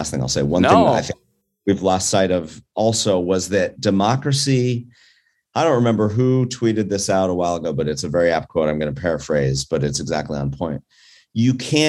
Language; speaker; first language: English; native; English